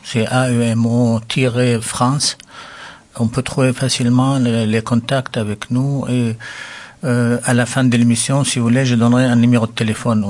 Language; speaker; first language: French; non-native, local second language; Arabic